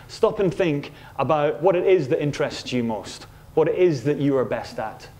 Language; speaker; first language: English; native; English